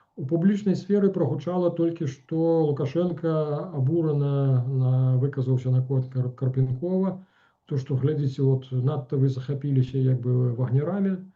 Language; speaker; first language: Belarusian; non-native, local second language; Russian